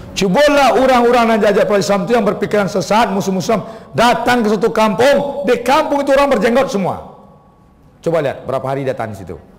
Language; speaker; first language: Malay; non-native, local second language; Minangkabau